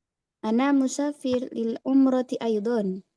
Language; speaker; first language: Arabic; non-native, learner; Indonesian